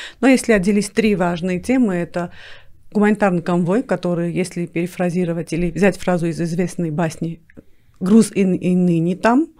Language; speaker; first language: Russian; non-native, local second language; Armenian